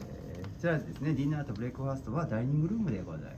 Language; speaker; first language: Japanese; native; Japanese